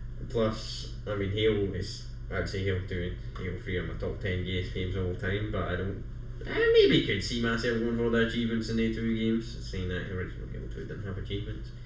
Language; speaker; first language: English; native; English